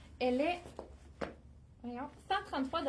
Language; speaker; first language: French; native; French